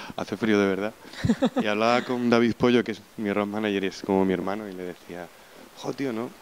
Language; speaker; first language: Spanish; native; Spanish